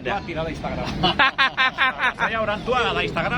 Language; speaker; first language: Indonesian; non-native, fluent; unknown